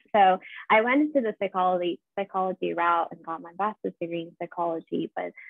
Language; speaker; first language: English; non-native, fluent; Persian